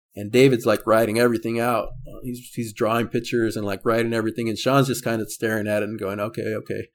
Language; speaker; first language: English; native; English